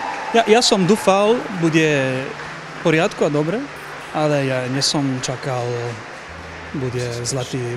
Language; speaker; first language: Slovak; non-native, learner; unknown